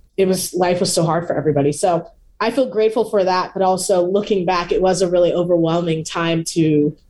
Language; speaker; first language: English; native; English